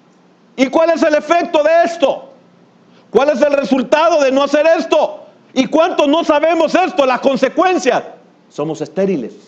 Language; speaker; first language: Spanish; native; Spanish